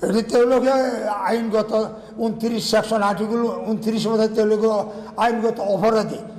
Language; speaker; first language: Assamese; non-native, local second language; Bangla